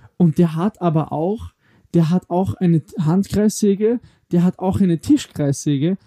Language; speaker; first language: German; native; German